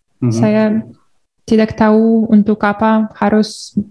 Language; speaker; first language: Indonesian; non-native, learner; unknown